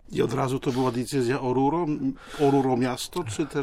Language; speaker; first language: Polish; native; Polish